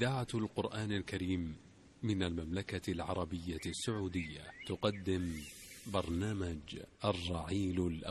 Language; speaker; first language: Arabic; native; Arabic